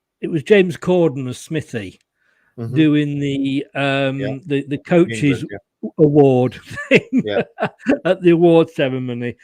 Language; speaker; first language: English; native; English